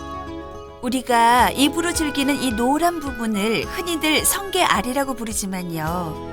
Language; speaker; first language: Korean; native; Korean